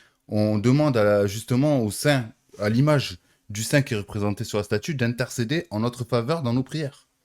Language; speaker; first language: French; native; French